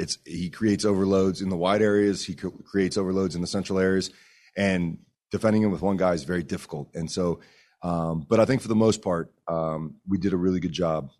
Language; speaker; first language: English; early bilingual, other home language; Spanish